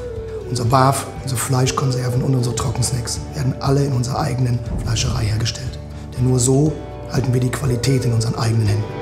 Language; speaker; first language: German; native; German